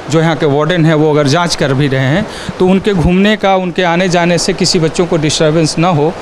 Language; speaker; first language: Hindi; native; Hindi